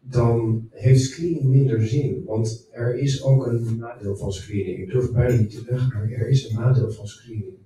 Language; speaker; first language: Dutch; native; Dutch